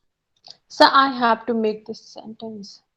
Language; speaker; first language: English; non-native, learner; Hindi